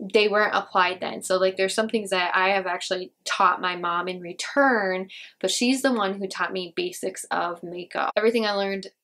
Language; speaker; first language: English; native; English